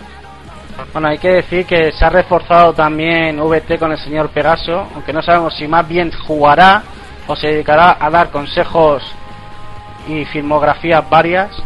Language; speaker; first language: Spanish; native; Spanish